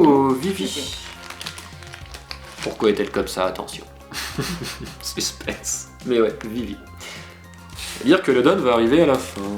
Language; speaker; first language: French; native; French